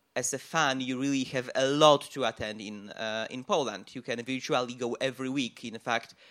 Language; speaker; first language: English; non-native, fluent; Polish